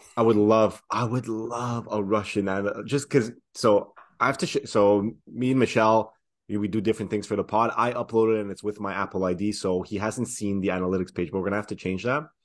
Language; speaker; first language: English; native; English